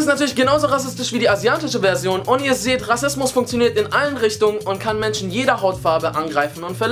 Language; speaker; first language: German; native; German